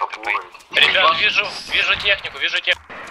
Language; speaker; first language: Russian; native; Russian